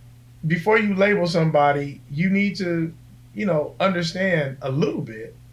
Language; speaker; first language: English; native; English